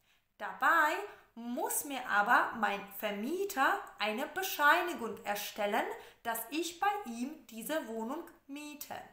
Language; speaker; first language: German; non-native, fluent; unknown